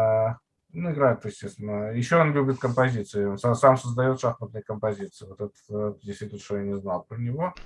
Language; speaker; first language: Russian; native; Russian